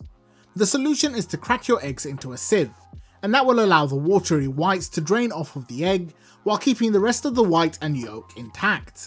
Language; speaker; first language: English; native; English